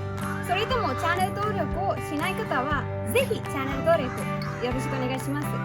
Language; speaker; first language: Japanese; non-native, fluent; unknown